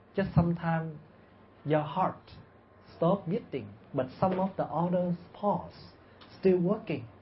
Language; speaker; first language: English; non-native, fluent; Vietnamese